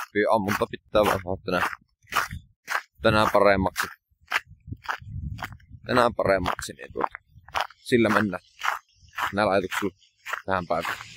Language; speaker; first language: Finnish; native; Finnish